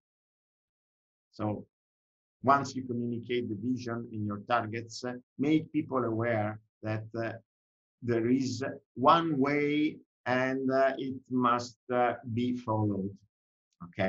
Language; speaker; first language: English; non-native, fluent; Italian